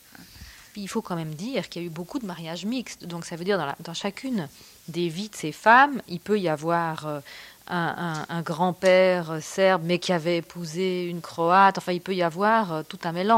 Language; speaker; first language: French; native; French